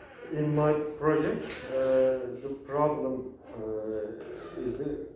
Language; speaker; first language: English; non-native, learner; Turkish